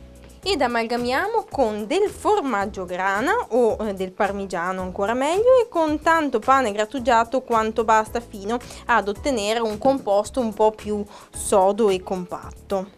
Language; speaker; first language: Italian; native; Italian